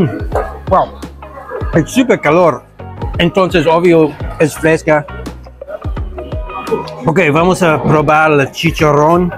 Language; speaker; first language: Spanish; non-native, learner; English